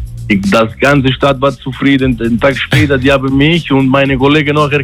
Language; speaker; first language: German; non-native, fluent; Italian